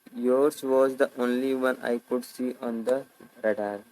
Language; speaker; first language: English; non-native, local second language; Hindi